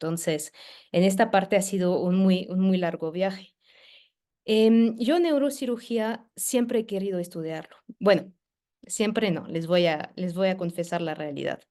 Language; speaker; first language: Spanish; non-native, fluent; French